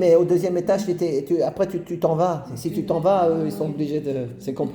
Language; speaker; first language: French; native; French